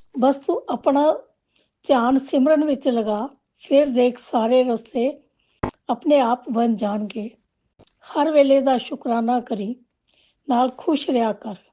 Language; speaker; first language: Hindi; non-native, local second language; Punjabi